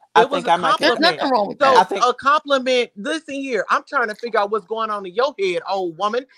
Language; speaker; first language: English; native; English